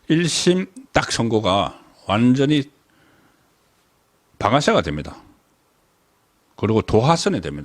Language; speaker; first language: Korean; native; Korean